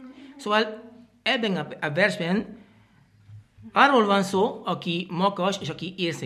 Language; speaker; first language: Hungarian; non-native, learner; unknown